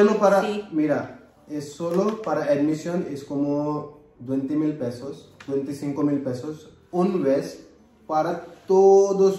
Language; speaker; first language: Spanish; non-native, learner; Hindi